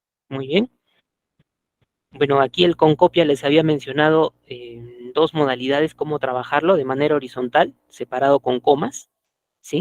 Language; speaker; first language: Spanish; native; Spanish